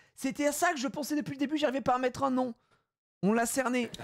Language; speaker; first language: French; native; French